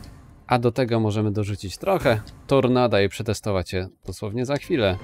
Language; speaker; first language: Polish; native; Polish